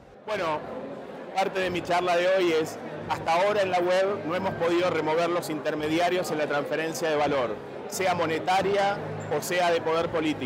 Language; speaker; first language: Spanish; native; Spanish